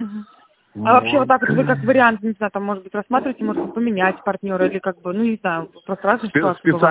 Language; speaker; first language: Russian; native; Russian